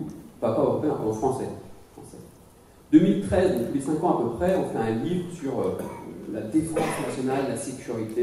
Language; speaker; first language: French; native; French